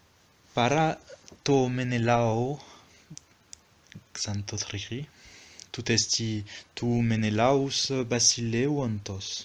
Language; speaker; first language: Greek; non-native, fluent; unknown